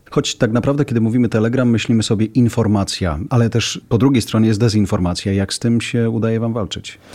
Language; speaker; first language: Polish; native; Polish